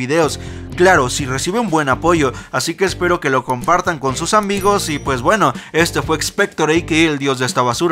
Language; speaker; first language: Spanish; native; Spanish